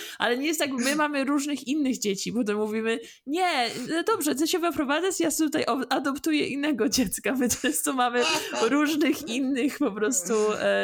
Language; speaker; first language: Polish; early bilingual, heritage; English